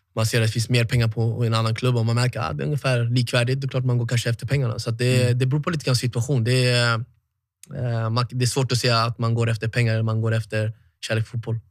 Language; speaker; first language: Swedish; early bilingual, other home language; Tigrinya